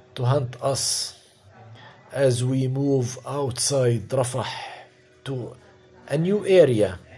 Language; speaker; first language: English; non-native, fluent; Arabic